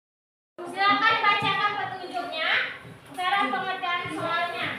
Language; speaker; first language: Indonesian; native; Indonesian